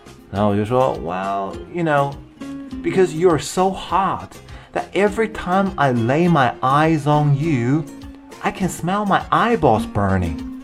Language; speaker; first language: English; non-native, fluent; Chinese